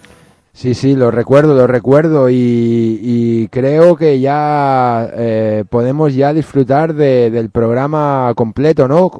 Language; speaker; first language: Spanish; native; Spanish